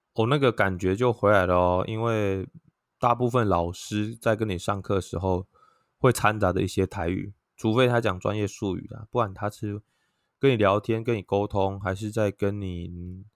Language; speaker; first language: Chinese; non-native, local second language; Min Nan Chinese